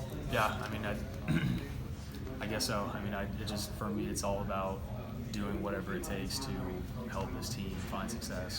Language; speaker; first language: English; native; English